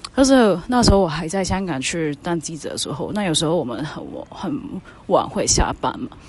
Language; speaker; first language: Chinese; non-native, fluent; Cantonese